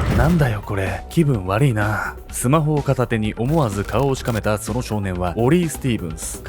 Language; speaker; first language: Japanese; native; Japanese